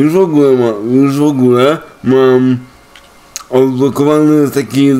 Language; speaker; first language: Polish; native; Polish